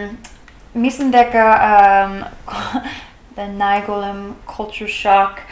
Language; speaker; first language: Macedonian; non-native, learner; English